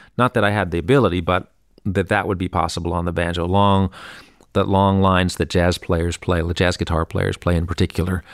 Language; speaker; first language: English; native; English